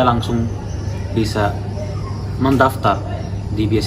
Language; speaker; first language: Indonesian; non-native, fluent; Arabic